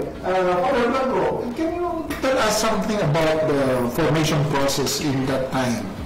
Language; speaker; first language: English; non-native, local second language; Filipino